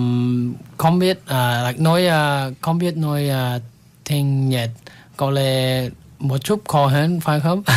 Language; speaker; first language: Vietnamese; non-native, learner; English